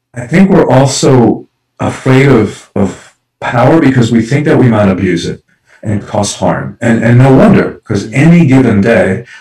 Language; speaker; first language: English; early bilingual, other home language; Spanish